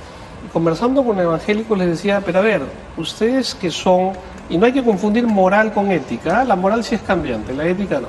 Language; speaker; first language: Spanish; native; Spanish